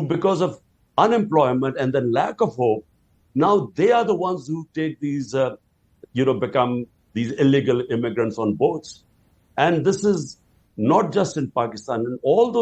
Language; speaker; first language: English; non-native, local second language; Urdu